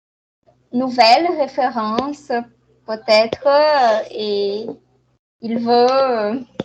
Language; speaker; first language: French; non-native, learner; Portuguese